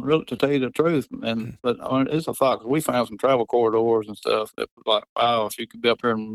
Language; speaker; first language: English; native; English